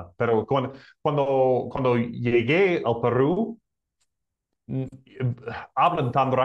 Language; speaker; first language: Spanish; non-native, learner; English